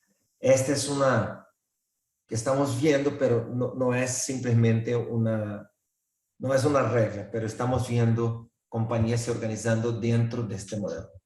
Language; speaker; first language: Spanish; non-native, fluent; Portuguese